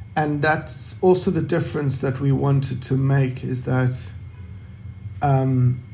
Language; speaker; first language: English; native; English